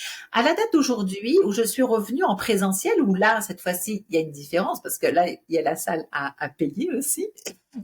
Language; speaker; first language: French; native; French